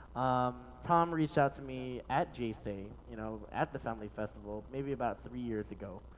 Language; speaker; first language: English; native; English